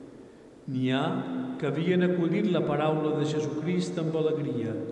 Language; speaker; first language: Catalan; native; Catalan